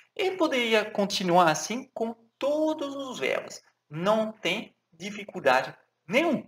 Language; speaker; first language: Portuguese; non-native, fluent; French